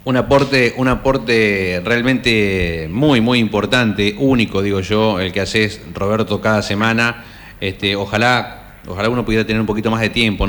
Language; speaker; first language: Spanish; native; Spanish